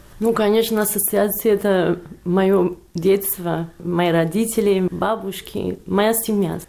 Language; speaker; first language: Russian; non-native, fluent; Catalan